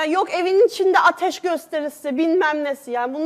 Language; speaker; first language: Turkish; native; Turkish